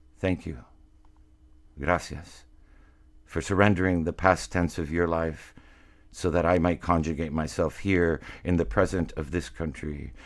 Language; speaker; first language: English; early bilingual, other home language; Spanish